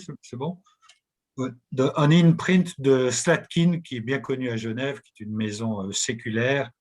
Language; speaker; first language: French; native; French